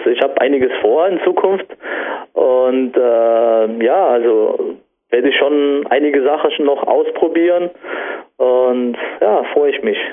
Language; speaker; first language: German; non-native, fluent; Italian